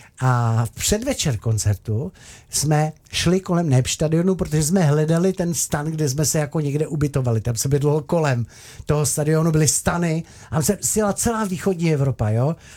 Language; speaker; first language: Czech; native; Czech